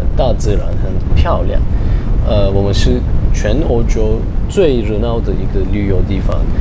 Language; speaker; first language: Chinese; non-native, fluent; Turkish